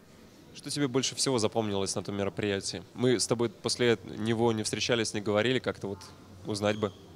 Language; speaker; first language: Russian; native; Russian